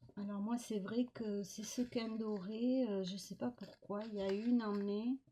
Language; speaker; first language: French; native; French